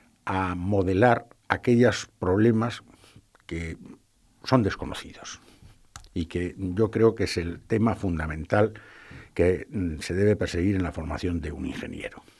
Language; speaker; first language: Spanish; native; Spanish